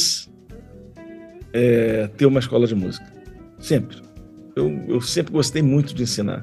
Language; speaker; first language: Portuguese; native; Portuguese